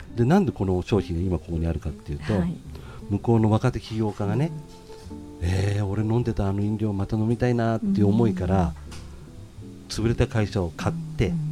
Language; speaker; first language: Japanese; native; Japanese